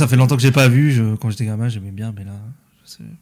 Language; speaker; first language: French; native; French